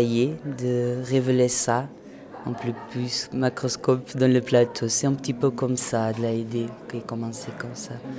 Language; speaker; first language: French; non-native, fluent; Portuguese